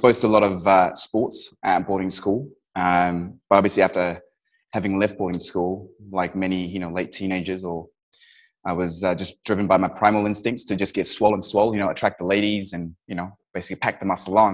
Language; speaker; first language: English; non-native, local second language; Nepali